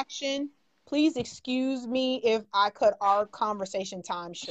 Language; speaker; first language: English; native; English